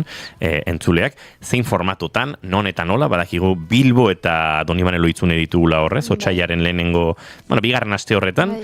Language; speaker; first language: Basque; native; Basque